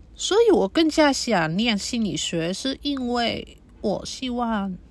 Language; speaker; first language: Chinese; non-native, local second language; Cantonese